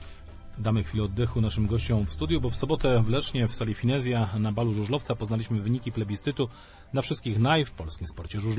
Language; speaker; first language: Polish; native; Polish